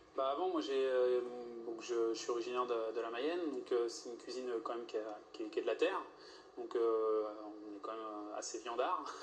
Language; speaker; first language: French; native; French